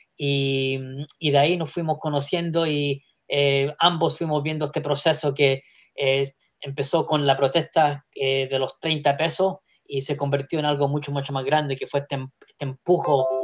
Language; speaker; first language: Spanish; early bilingual, heritage; Spanish